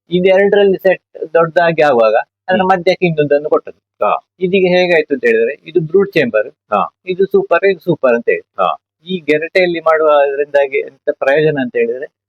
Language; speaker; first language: Kannada; native; Kannada